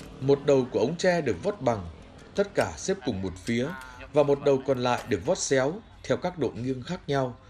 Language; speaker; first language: Vietnamese; native; Vietnamese